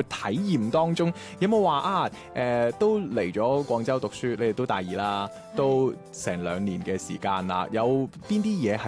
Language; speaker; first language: Cantonese; native; Cantonese